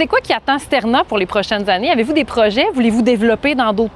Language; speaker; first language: French; native; French